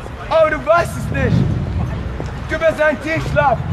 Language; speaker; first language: German; non-native, learner; English